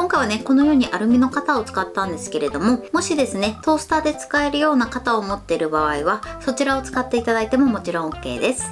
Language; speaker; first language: Japanese; native; Japanese